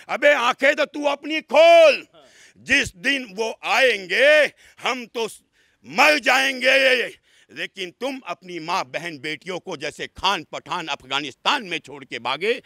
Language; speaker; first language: Hindi; native; Hindi